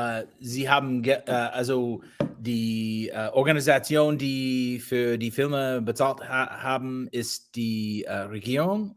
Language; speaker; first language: German; non-native, learner; English